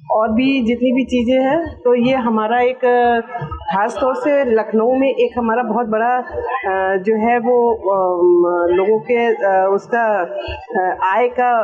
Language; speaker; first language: Hindi; native; Hindi